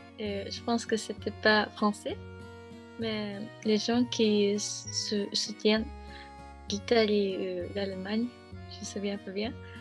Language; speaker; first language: French; non-native, learner; Japanese